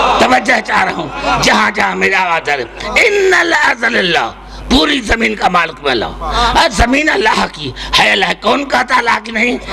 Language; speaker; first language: Urdu; non-native, local second language; Sindhi